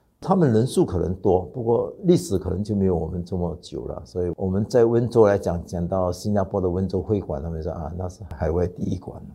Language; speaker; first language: Chinese; non-native, local second language; Wu Chinese